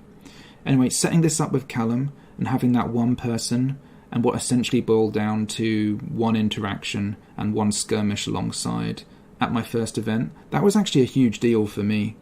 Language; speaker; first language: English; native; English